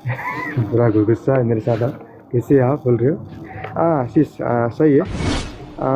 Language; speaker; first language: Hindi; non-native, learner; Nepali